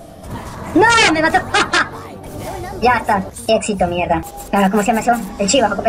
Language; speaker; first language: Spanish; native; Spanish